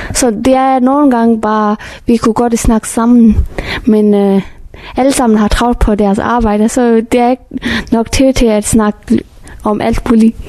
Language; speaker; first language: Danish; non-native, fluent; Persian